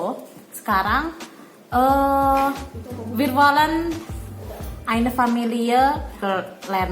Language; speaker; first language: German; non-native, learner; Indonesian